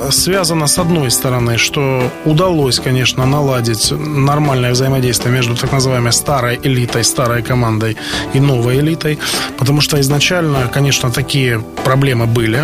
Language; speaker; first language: Russian; native; Russian